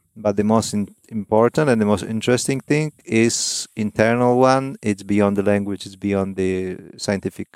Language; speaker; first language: English; non-native, fluent; Polish